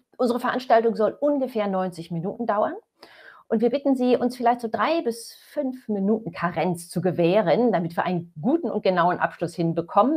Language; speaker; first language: German; native; German